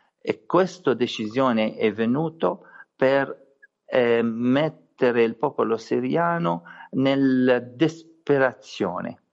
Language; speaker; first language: Italian; non-native, fluent; Arabic